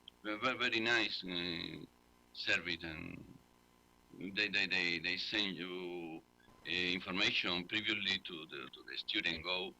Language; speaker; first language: English; non-native, learner; Spanish